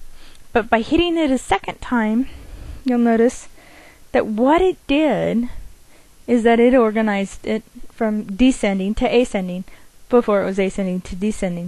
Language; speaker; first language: English; native; English